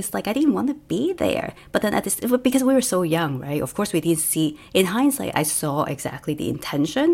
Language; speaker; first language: English; non-native, local second language; Cantonese